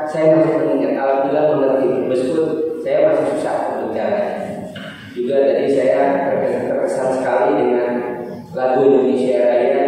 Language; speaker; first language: Indonesian; native; Indonesian